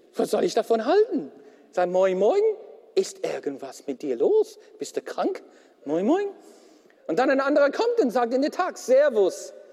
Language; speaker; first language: German; non-native, fluent; English